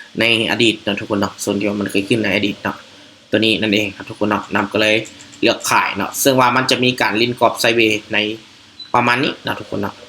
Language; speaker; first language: Thai; non-native, local second language; Northeastern Thai